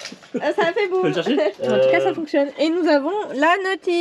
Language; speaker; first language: French; native; French